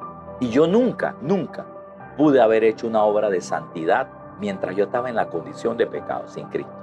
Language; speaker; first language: Spanish; native; Spanish